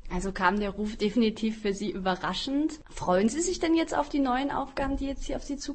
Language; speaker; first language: German; native; German